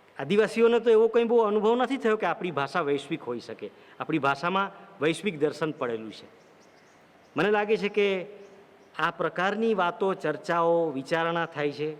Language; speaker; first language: Gujarati; non-native, local second language; Vasavi